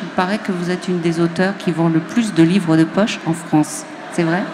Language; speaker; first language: French; native; French